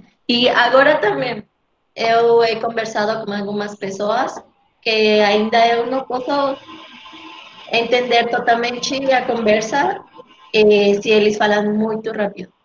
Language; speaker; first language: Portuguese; non-native, learner; Spanish